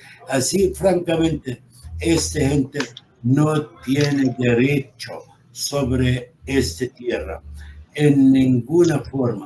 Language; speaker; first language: Spanish; non-native, fluent; Arabic